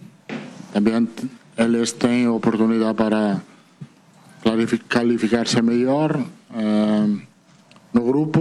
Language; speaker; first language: Portuguese; non-native, fluent; Italian